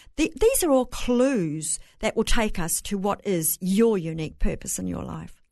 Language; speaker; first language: English; native; English